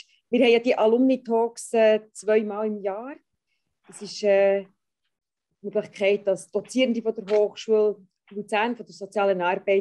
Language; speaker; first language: German; native; German